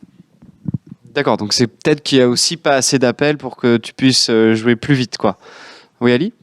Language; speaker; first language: French; native; French